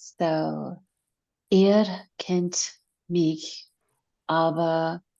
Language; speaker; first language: German; non-native, learner; English